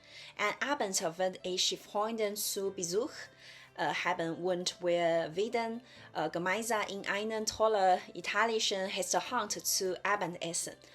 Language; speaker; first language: German; non-native, learner; Chinese